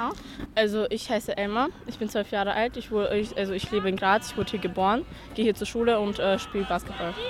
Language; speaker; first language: German; early bilingual, other home language; Bosnian